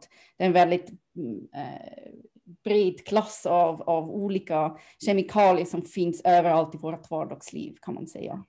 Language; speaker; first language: Swedish; non-native, fluent; German